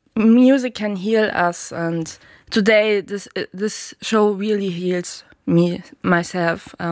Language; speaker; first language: English; non-native, fluent; German